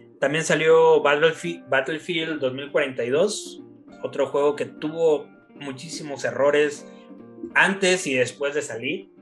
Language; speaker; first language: Spanish; native; Spanish